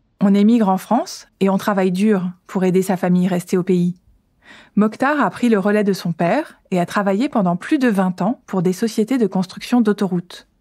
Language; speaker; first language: French; native; French